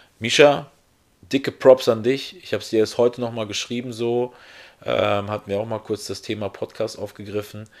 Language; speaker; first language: German; early bilingual, other home language; Russian